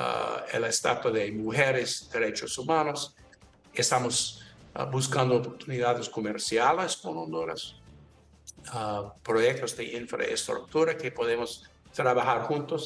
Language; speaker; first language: Spanish; non-native, learner; English